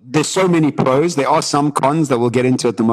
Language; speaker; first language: English; native; English